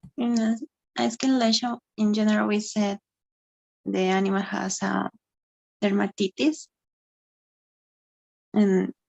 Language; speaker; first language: English; non-native, learner; Spanish